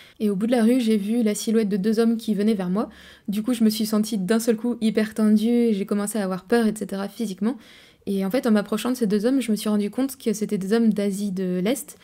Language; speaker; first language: French; native; French